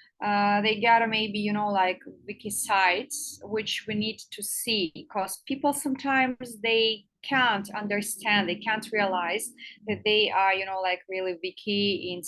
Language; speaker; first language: English; non-native, fluent; Russian